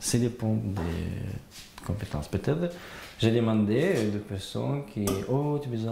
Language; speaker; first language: French; non-native, learner; Gagauz